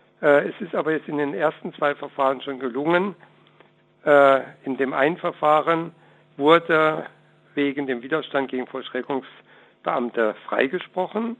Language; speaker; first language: German; native; German